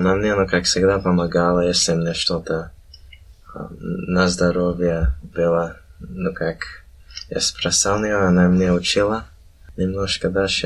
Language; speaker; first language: Russian; early bilingual, heritage; Russian